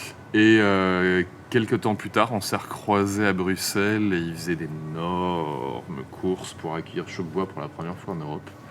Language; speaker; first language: French; native; French